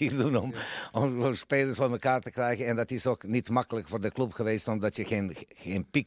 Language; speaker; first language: Dutch; non-native, fluent; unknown